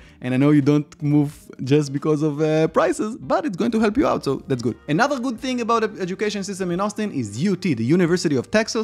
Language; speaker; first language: English; non-native, fluent; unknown